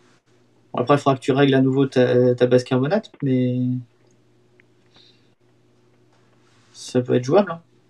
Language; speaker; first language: French; native; French